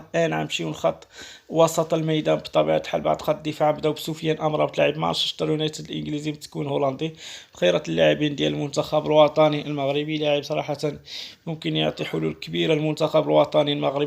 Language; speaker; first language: Arabic; native; Arabic